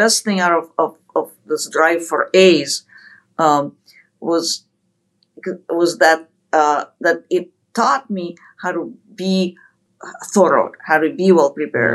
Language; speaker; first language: English; non-native, fluent; Ukrainian